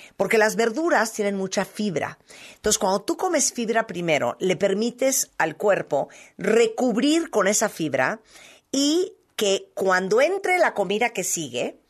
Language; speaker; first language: Spanish; native; Spanish